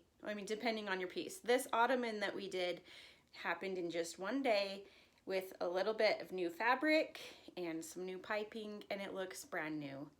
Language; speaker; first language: English; native; English